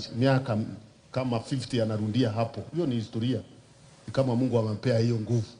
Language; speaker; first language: Swahili; non-native, local second language; Meru